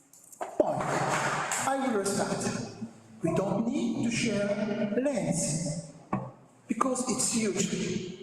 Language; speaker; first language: English; non-native, learner; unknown